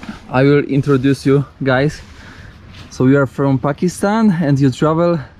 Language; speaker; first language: English; non-native, learner; Polish